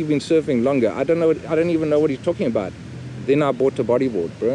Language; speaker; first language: English; native; English